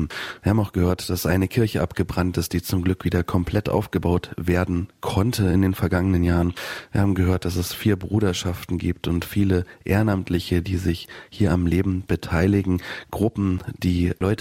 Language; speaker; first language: German; native; German